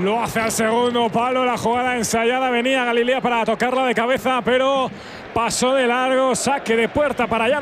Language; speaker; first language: Spanish; native; Spanish